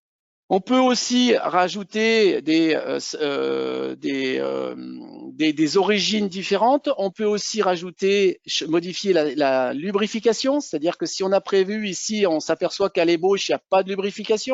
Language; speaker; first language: French; native; French